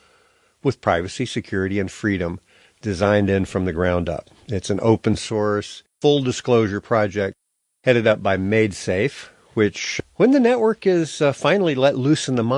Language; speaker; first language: English; native; English